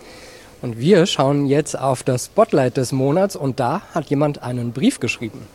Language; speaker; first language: German; native; German